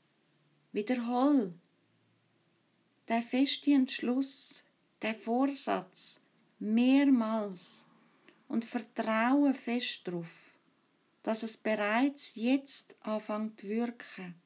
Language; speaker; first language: German; native; German